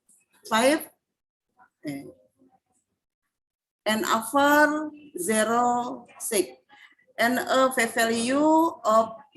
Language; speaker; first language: English; non-native, fluent; Indonesian